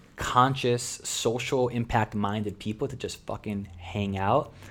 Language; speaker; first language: English; early bilingual, other home language; Russian